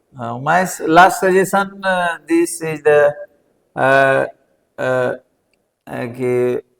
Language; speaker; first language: English; non-native, learner; Hindi